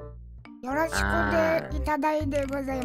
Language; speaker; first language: Japanese; non-native, learner; English